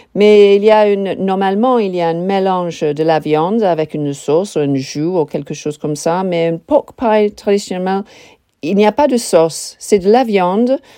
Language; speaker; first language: French; non-native, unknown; English